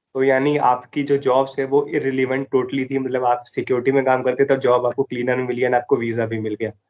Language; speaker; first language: Hindi; native; Hindi